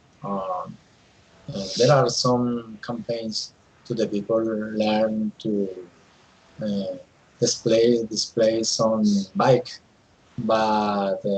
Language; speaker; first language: English; non-native, learner; Spanish